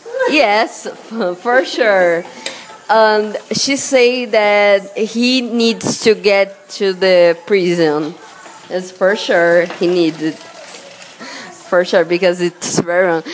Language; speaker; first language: English; non-native, learner; Portuguese